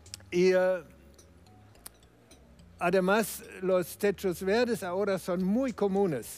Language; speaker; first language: Spanish; non-native, fluent; German